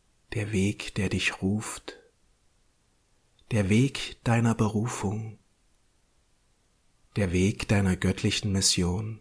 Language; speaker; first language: German; native; German